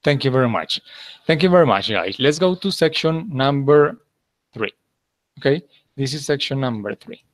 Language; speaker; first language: English; non-native, fluent; Spanish